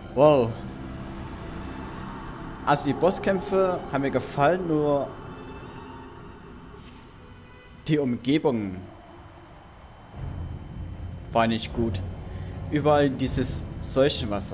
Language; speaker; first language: German; native; German